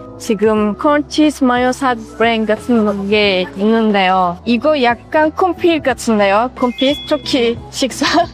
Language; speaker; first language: Korean; non-native, fluent; Turkish